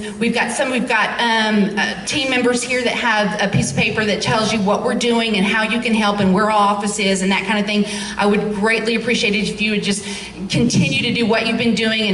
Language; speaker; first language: English; native; English